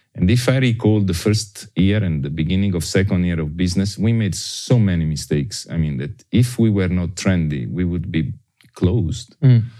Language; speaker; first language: English; non-native, fluent; Italian